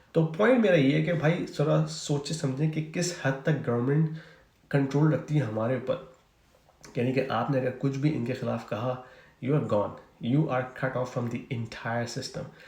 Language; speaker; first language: Urdu; native; Urdu